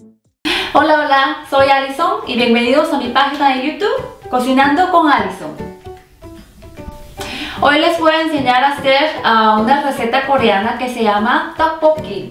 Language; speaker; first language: Spanish; non-native, fluent; Korean